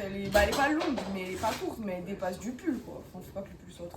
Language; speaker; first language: French; native; French